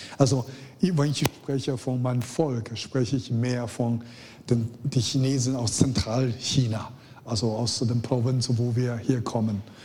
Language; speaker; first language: German; non-native, fluent; Chinese